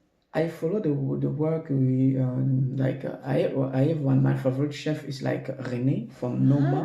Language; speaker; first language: English; non-native, learner; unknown